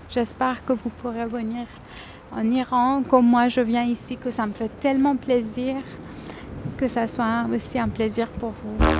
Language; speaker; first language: French; non-native, fluent; Persian